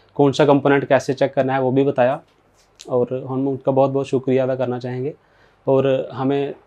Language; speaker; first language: Hindi; native; Hindi